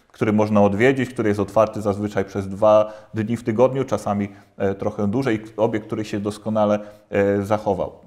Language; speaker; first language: Polish; native; Polish